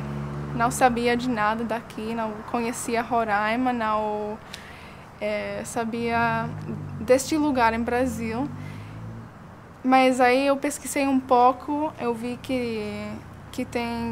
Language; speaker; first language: Portuguese; non-native, fluent; Spanish